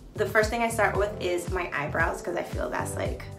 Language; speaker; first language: English; early bilingual, other home language; Spanish